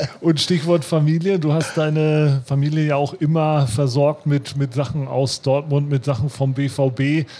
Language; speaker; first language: German; native; German